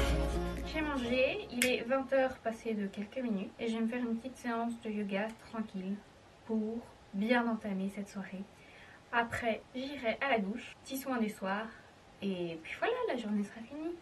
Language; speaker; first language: French; native; French